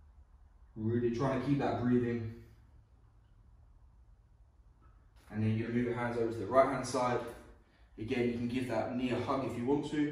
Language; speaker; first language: English; native; English